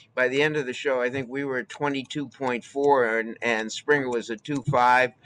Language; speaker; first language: English; native; English